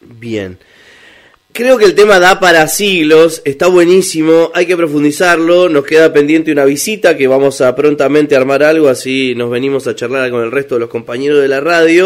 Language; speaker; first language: Spanish; native; Spanish